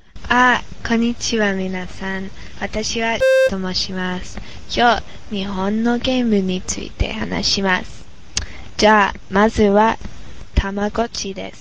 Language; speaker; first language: Japanese; non-native, learner; English